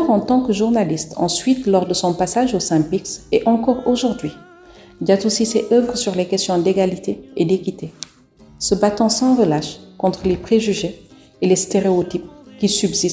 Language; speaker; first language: French; non-native, local second language; Wolof